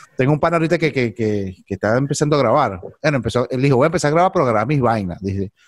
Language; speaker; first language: Spanish; native; Spanish